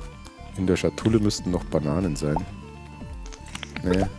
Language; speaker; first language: German; native; German